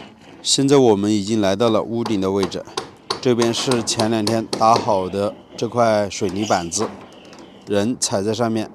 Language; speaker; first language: Chinese; native; Chinese